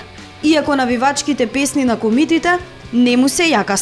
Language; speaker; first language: Macedonian; native; Macedonian